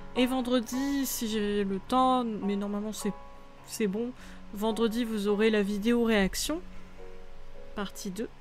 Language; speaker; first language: French; native; French